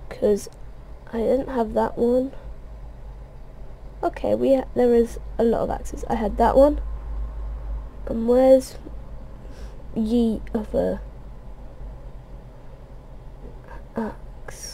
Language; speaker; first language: English; native; English